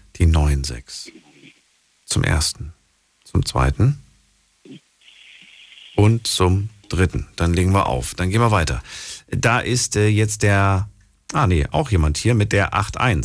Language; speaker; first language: German; native; German